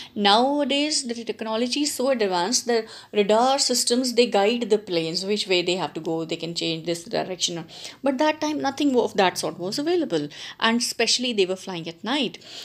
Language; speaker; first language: English; non-native, local second language; Punjabi